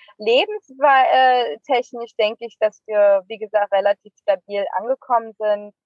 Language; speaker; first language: German; native; German